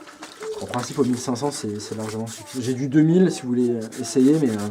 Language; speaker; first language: French; native; French